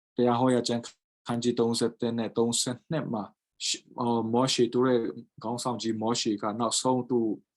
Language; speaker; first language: Burmese; non-native, local second language; Tedim Chin